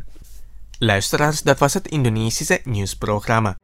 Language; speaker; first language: Dutch; non-native, fluent; Indonesian